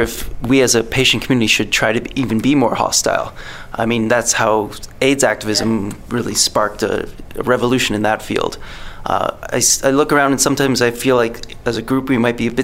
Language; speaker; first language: English; native; English